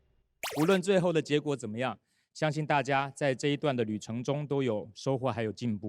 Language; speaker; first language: Chinese; native; Chinese